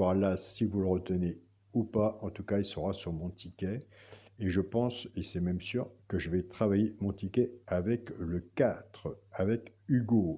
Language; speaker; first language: French; native; French